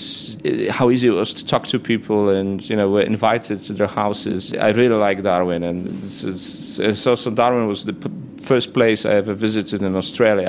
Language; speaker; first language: English; non-native, fluent; Polish